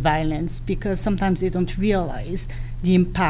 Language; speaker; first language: English; non-native, fluent; Haitian Creole